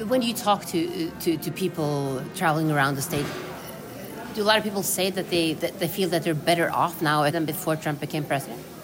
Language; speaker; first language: English; non-native, fluent; Norwegian